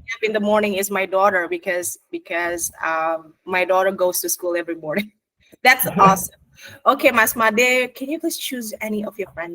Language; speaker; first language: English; non-native, fluent; Indonesian